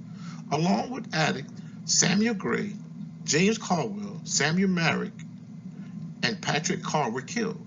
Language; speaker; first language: English; native; English